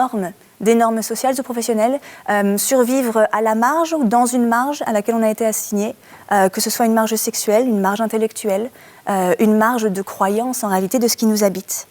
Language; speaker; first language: French; native; French